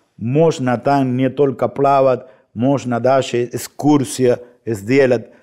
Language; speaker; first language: Russian; non-native, fluent; Spanish